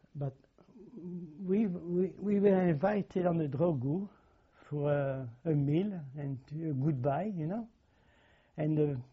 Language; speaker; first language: English; non-native, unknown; French